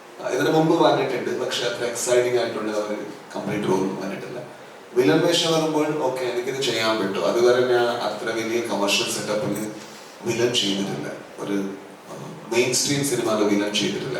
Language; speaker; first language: Malayalam; non-native, learner; Kannada